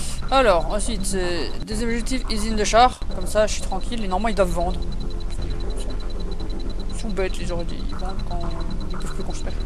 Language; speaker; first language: French; native; French